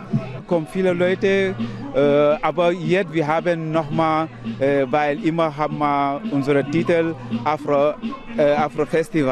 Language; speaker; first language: German; non-native, learner; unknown